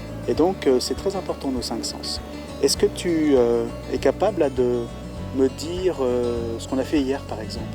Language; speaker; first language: French; native; French